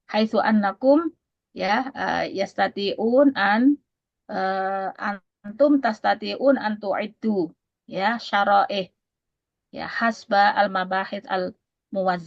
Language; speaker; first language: Arabic; non-native, fluent; Indonesian